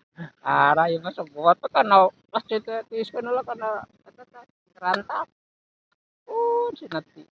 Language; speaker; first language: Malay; non-native, local second language; Sundanese